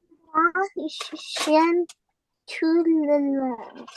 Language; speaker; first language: French; non-native, learner; English